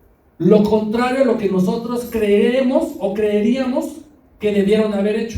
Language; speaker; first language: Spanish; native; Spanish